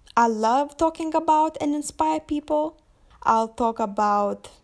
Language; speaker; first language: English; non-native, fluent; Lithuanian